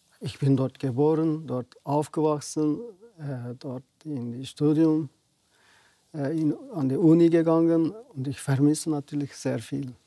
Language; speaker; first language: German; non-native, fluent; Uyghur